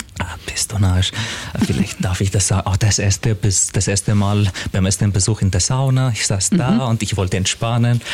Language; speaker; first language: German; non-native, fluent; Arabic